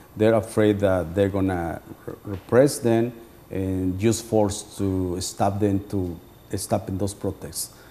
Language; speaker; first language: English; non-native, fluent; Spanish